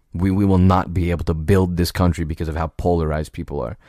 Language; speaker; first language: English; native; English